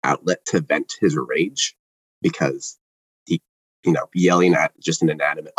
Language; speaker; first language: English; native; English